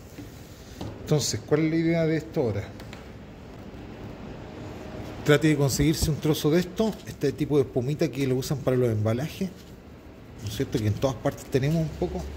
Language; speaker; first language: Spanish; native; Spanish